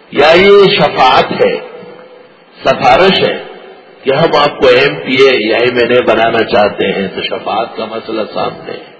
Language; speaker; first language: Urdu; non-native, local second language; Pashto